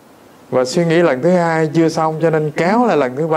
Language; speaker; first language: Vietnamese; native; Vietnamese